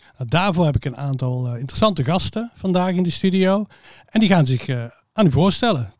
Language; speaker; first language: Dutch; native; Dutch